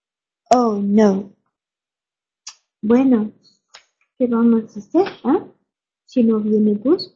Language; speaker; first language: Spanish; non-native, learner; German